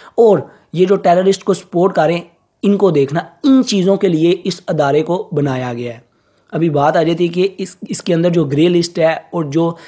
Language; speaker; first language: Urdu; native; Urdu